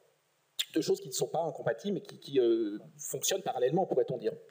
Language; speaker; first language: French; native; French